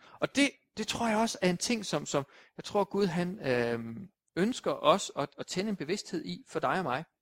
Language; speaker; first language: Danish; native; Danish